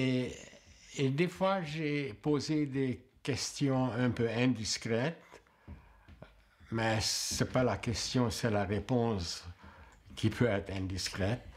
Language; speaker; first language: French; non-native, fluent; Hungarian